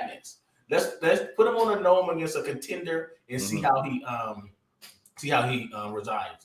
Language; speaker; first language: English; native; English